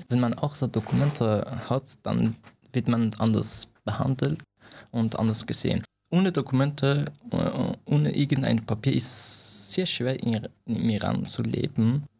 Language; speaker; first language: German; non-native, fluent; Persian